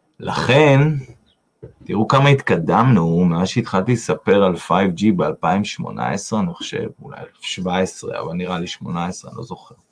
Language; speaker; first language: Hebrew; non-native, fluent; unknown